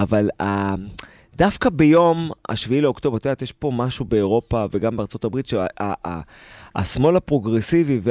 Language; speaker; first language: Hebrew; native; Hebrew